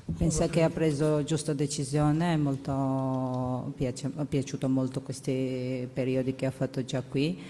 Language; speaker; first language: Italian; non-native, learner; Georgian